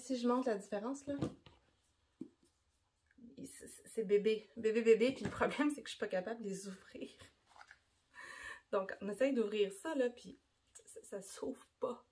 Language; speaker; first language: French; native; French